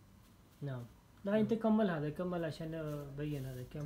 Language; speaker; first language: Arabic; non-native, learner; Urdu